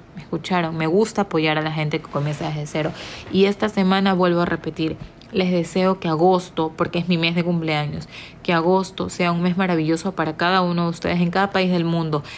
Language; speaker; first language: Spanish; native; Spanish